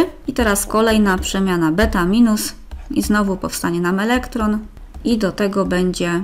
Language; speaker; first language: Polish; native; Polish